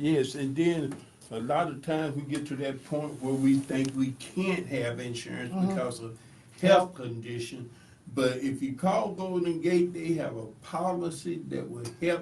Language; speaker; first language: English; native; English